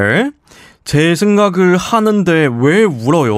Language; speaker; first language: Korean; non-native, learner; Chinese